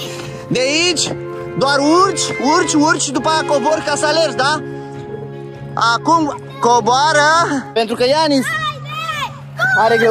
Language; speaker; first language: Romanian; native; Romanian